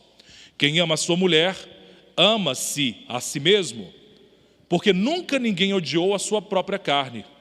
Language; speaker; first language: Portuguese; native; Portuguese